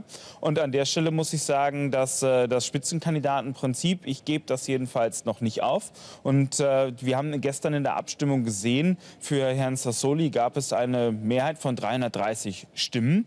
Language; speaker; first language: German; native; German